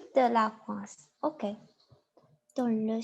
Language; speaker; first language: French; non-native, learner; Chinese